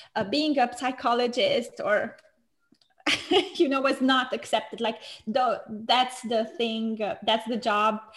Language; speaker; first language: English; non-native, fluent; Romanian